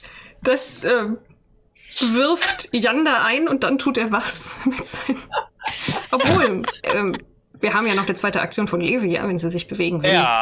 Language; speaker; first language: German; native; German